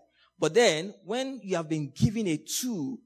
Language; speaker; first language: English; non-native, local second language; Yoruba